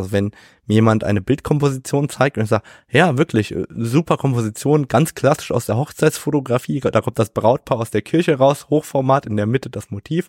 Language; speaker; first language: German; native; German